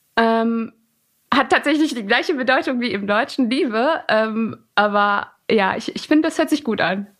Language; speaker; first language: German; early bilingual, other home language; Persian